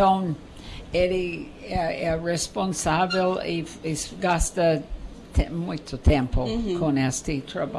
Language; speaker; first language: Portuguese; non-native, learner; English